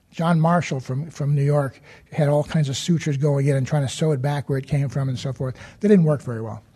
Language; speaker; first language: English; native; English